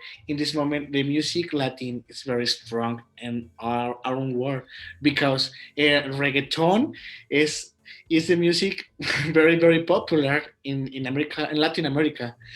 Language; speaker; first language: English; non-native, learner; Spanish